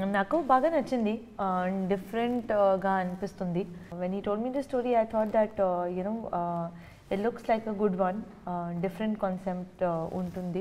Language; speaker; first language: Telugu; non-native, learner; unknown